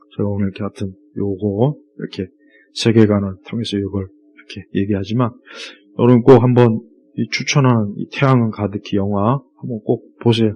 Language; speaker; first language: Korean; native; Korean